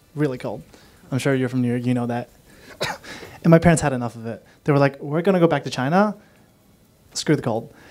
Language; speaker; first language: English; native; English